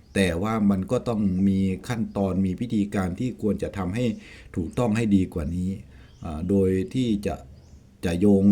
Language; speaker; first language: Thai; native; Thai